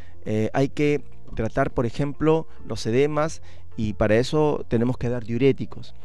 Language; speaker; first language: Spanish; native; Spanish